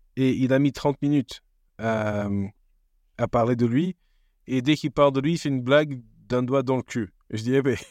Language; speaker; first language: French; non-native, fluent; Portuguese